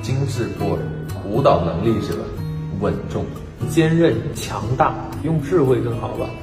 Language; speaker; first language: Chinese; native; Chinese